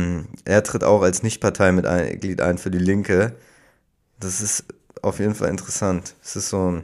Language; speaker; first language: German; native; German